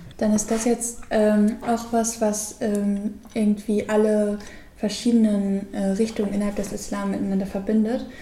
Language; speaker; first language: German; native; German